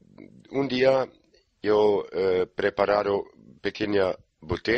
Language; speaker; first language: Spanish; non-native, learner; German